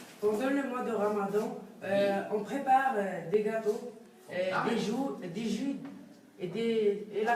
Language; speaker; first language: French; non-native, learner; Arabic